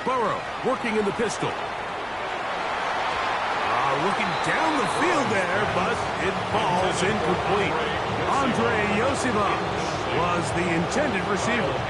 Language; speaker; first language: English; native; English